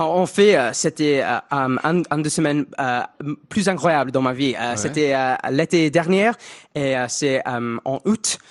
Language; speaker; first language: French; non-native, fluent; English